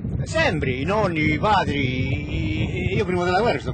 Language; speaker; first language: Italian; native; Italian